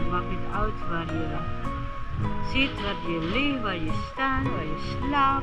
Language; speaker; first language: Dutch; non-native, learner; Indonesian